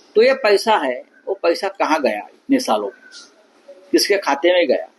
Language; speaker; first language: Hindi; non-native, local second language; Marathi